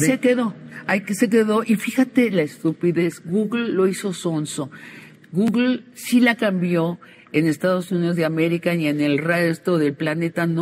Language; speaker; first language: Spanish; native; Spanish